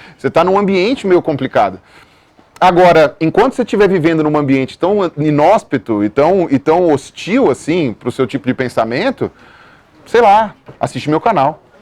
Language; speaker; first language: Portuguese; native; Portuguese